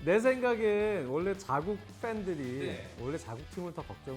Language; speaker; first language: Korean; native; Korean